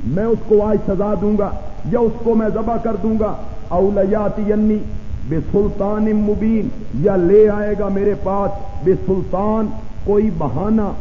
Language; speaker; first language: Urdu; non-native, local second language; Punjabi